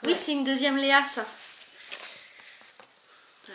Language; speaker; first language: French; native; French